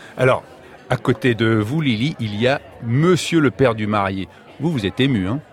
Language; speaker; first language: French; native; French